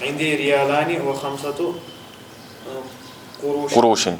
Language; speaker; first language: Arabic; non-native, learner; Kashmiri